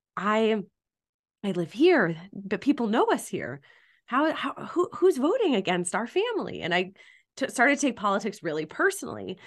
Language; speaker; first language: English; native; English